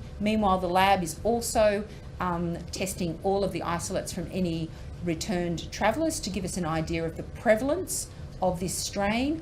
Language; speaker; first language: English; native; English